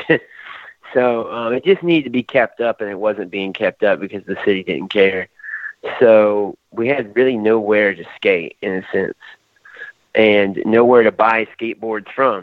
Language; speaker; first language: English; native; English